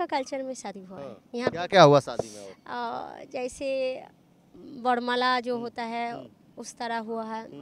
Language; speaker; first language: Hindi; non-native, local second language; Bangla